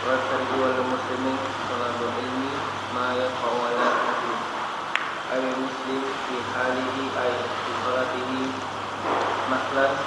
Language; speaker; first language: Arabic; non-native, learner; Indonesian